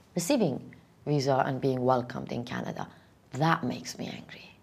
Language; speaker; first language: English; non-native, fluent; Persian